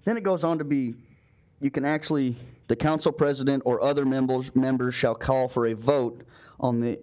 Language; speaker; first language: English; native; English